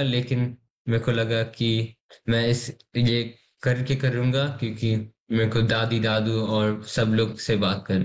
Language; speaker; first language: Hindi; early bilingual, heritage; English